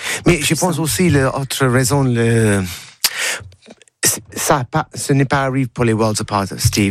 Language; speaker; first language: French; non-native, learner; English